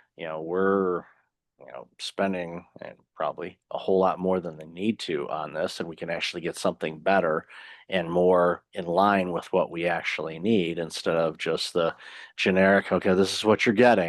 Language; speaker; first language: English; native; English